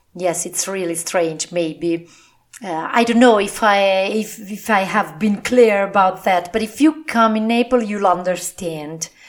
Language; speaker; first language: English; non-native, fluent; Italian